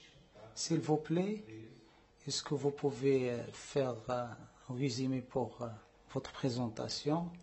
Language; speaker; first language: French; non-native, learner; Arabic